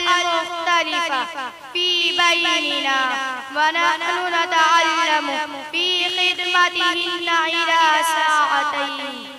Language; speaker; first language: Arabic; non-native, learner; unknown